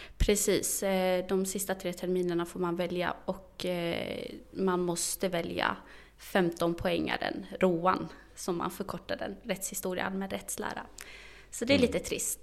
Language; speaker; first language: Swedish; early bilingual, other home language; Arabic